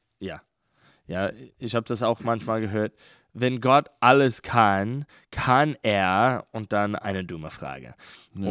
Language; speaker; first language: German; non-native, learner; English